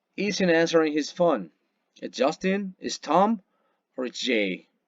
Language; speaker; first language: English; non-native, fluent; Spanish